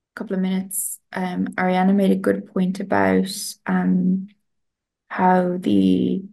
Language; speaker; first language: English; non-native, fluent; Italian